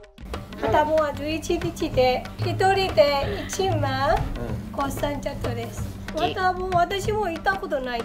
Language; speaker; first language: Japanese; non-native, learner; Burmese